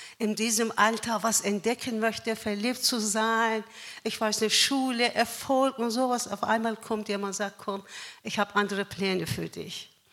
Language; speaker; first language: German; non-native, fluent; Persian